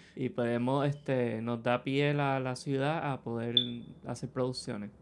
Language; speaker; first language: Spanish; native; Spanish